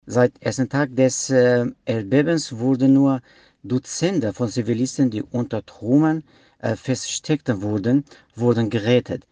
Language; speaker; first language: German; non-native, learner; Kurdish